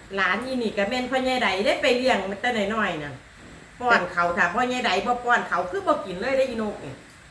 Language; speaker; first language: Thai; native; Thai